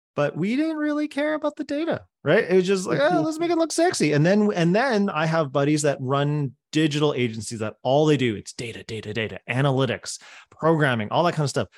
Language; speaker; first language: English; non-native, fluent; Cantonese